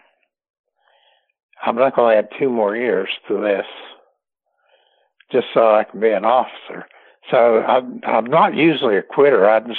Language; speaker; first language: English; native; English